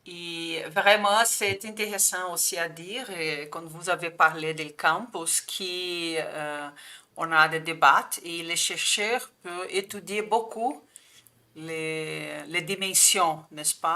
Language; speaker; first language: French; non-native, fluent; Portuguese